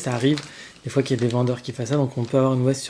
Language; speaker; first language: French; native; French